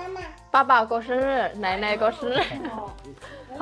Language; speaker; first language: Chinese; non-native, learner; Indonesian